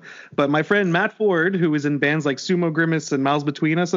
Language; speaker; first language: English; native; English